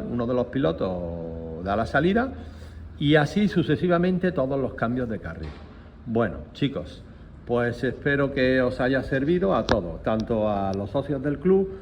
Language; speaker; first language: Spanish; native; Spanish